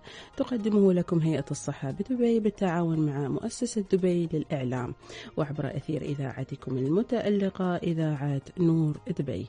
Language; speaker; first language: Arabic; native; Arabic